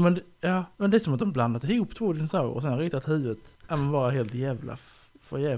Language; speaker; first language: Swedish; native; Swedish